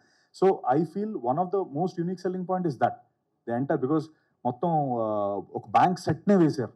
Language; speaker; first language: Telugu; native; Telugu